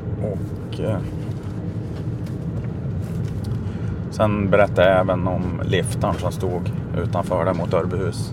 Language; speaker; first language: Swedish; native; Swedish